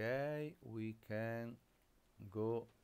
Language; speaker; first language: English; non-native, learner; Italian